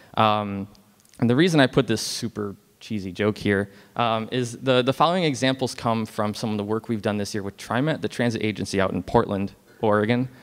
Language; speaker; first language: English; native; English